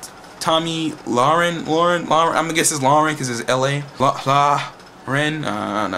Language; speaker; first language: English; native; English